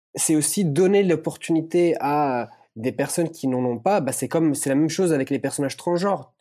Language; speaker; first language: French; early bilingual, other home language; Italian